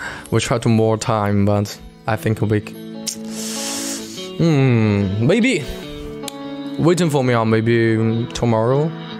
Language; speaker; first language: English; non-native, learner; Chinese